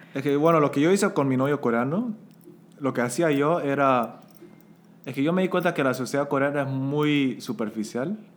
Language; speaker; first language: Spanish; early bilingual, other home language; Korean